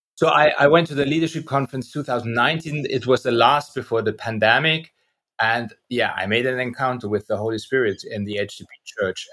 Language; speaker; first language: English; non-native, fluent; German